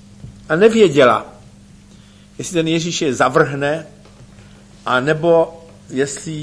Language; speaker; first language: Czech; native; Czech